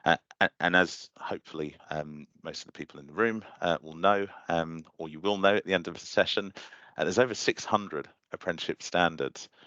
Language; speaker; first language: English; native; English